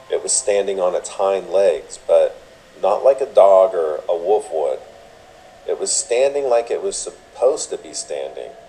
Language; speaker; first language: English; native; English